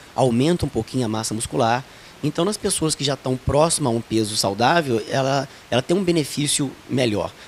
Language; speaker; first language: Portuguese; native; Portuguese